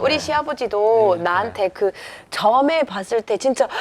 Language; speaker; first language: Korean; non-native, fluent; English